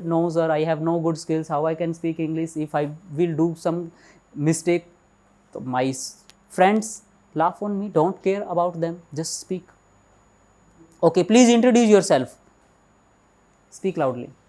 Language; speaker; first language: English; non-native, local second language; Hindi